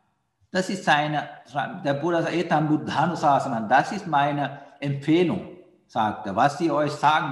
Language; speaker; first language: German; non-native, learner; Sinhala